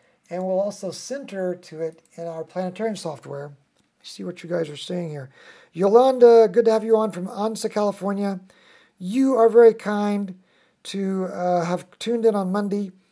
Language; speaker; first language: English; native; English